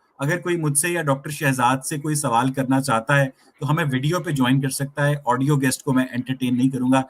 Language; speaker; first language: Urdu; native; Urdu